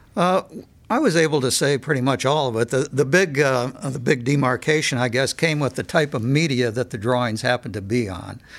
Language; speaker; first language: English; native; English